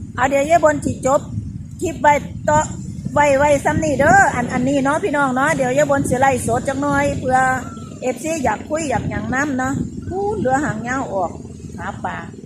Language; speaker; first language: Thai; native; Thai